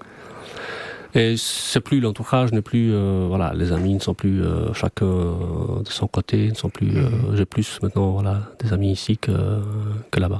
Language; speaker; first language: French; non-native, fluent; Albanian